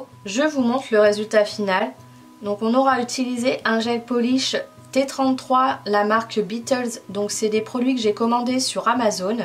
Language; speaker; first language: French; native; French